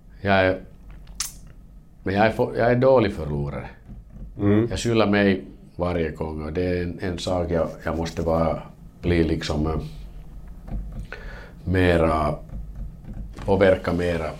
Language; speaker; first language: Swedish; non-native, learner; Finnish